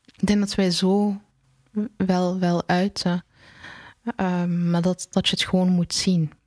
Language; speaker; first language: Dutch; early bilingual, other home language; Arabic